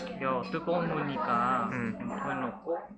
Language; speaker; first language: Korean; non-native, learner; Vietnamese